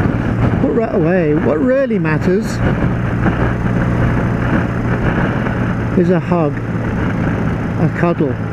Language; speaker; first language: English; native; English